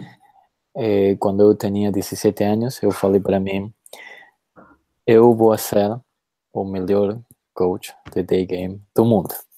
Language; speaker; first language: Portuguese; non-native, fluent; Spanish